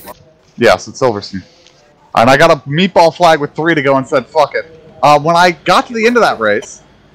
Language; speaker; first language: English; native; English